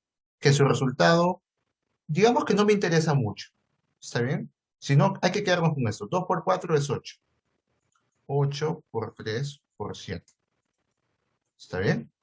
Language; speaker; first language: Spanish; native; Spanish